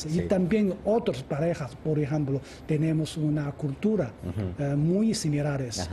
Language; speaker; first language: Spanish; non-native, fluent; Chinese